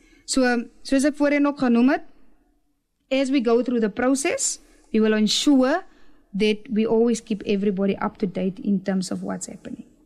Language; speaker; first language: English; non-native, local second language; Afrikaans